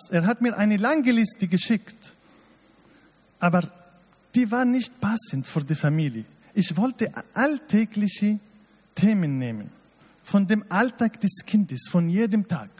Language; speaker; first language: German; non-native, fluent; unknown